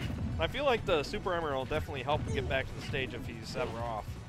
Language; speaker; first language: English; native; English